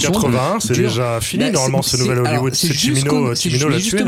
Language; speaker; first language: French; native; French